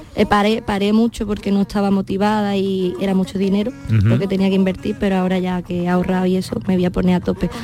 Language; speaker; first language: Spanish; native; Spanish